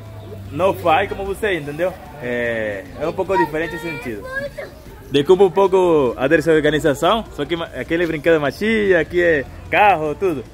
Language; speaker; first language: Portuguese; non-native, fluent; Spanish